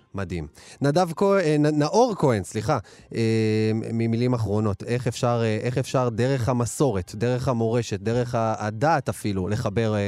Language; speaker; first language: Hebrew; native; Hebrew